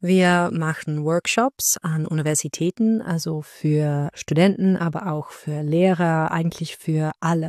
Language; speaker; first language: German; non-native, fluent; Dutch